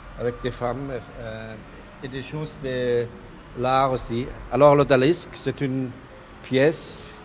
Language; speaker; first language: French; non-native, learner; German